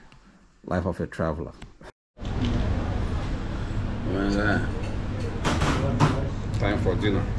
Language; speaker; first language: English; non-native, learner; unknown